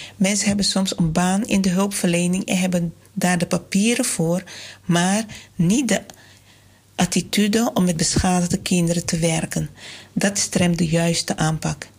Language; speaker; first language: Dutch; native; Dutch